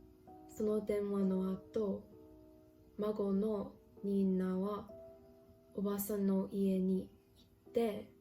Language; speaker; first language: Japanese; non-native, learner; English